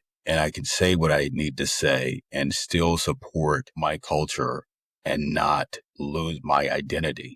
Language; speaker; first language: English; native; English